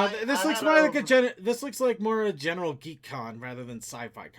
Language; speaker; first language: English; native; English